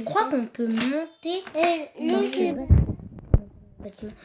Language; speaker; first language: French; native; French